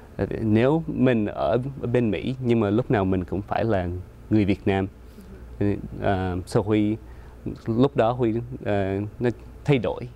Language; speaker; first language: Vietnamese; early bilingual, other home language; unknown